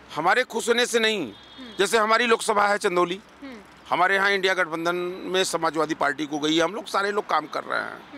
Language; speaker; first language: Hindi; native; Hindi